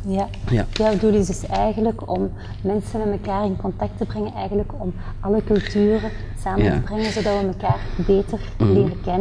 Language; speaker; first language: Dutch; native; Dutch